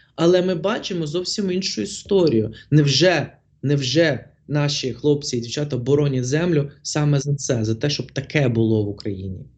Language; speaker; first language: Ukrainian; non-native, local second language; Russian